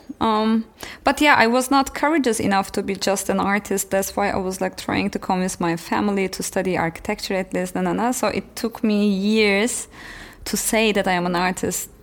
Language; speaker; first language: English; non-native, fluent; Turkish